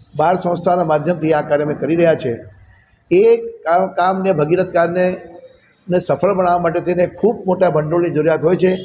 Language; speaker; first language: Gujarati; native; Gujarati